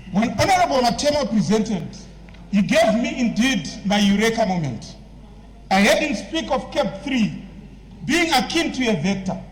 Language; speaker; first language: English; non-native, local second language; Shona